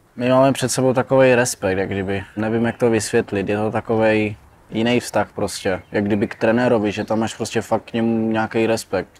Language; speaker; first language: Czech; native; Czech